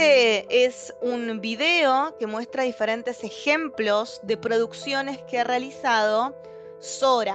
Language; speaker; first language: Spanish; native; Spanish